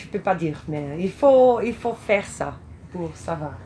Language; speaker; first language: French; non-native, fluent; Dutch